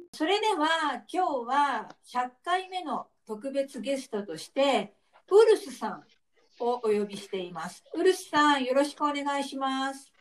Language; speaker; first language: Japanese; native; Japanese